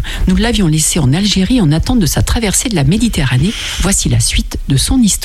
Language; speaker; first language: French; native; French